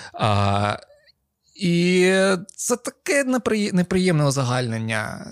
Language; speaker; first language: Ukrainian; non-native, local second language; Russian